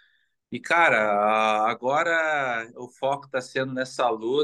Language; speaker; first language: Portuguese; native; Portuguese